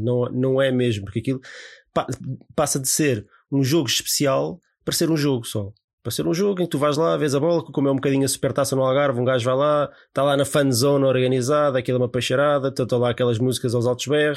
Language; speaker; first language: Portuguese; native; Portuguese